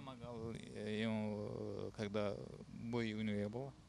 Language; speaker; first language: Russian; non-native, learner; Uzbek